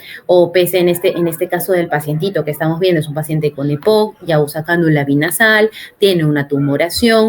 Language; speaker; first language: Spanish; native; Spanish